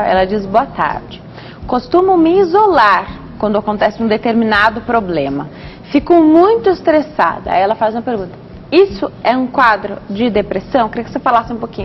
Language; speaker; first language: Portuguese; native; Portuguese